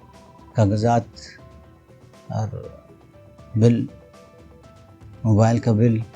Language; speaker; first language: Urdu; non-native, learner; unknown